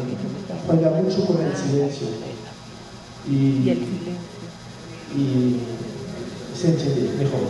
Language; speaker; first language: Spanish; non-native, fluent; French